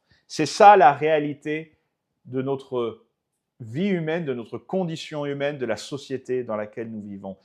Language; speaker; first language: French; native; French